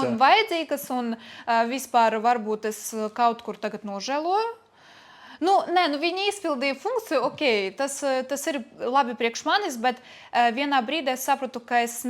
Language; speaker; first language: Latvian; non-native, local second language; Russian